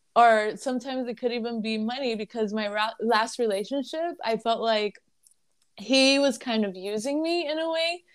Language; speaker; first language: English; early bilingual, other home language; Arabic